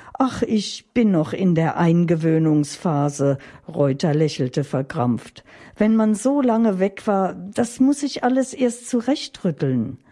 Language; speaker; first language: German; native; German